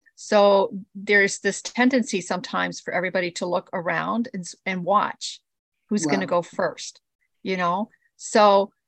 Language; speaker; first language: English; early bilingual, other home language; Spanish